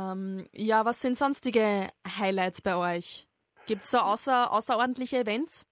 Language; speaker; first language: German; native; German